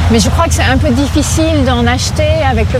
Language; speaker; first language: French; native; French